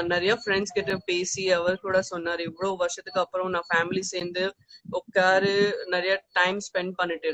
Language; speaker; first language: Tamil; non-native, fluent; Gujarati